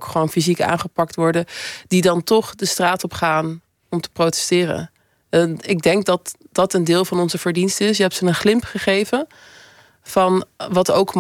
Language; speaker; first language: Dutch; native; Dutch